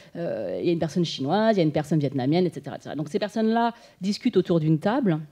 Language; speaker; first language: French; native; French